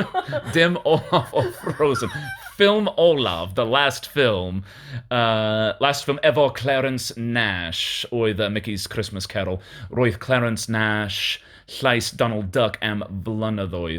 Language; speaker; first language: Welsh; non-native, learner; English